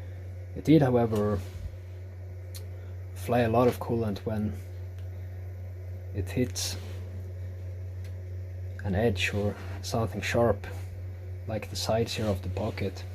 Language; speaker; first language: English; non-native, fluent; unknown